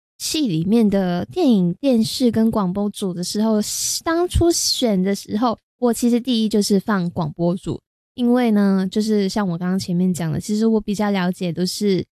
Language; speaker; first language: Chinese; non-native, local second language; Cantonese